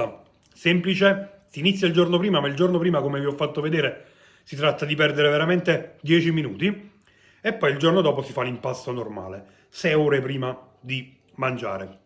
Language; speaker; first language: Italian; native; Italian